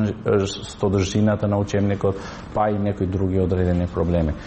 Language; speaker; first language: Macedonian; non-native, local second language; Albanian